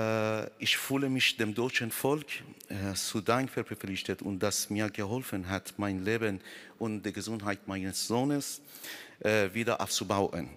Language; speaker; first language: German; non-native, learner; Persian